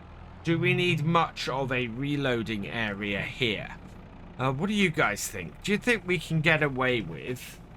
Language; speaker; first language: English; native; English